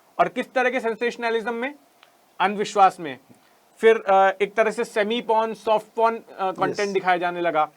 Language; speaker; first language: Hindi; native; Hindi